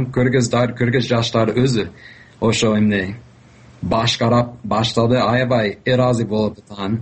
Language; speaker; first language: Kyrgyz; non-native, fluent; English